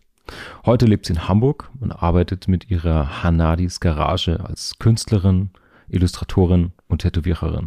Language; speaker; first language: German; native; German